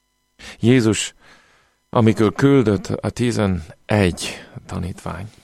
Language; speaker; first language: Hungarian; non-native, fluent; English